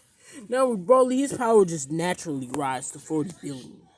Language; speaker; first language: English; native; English